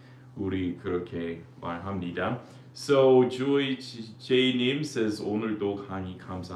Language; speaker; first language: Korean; non-native, fluent; English